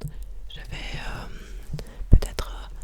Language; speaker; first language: French; non-native, learner; English